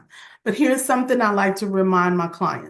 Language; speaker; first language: English; native; English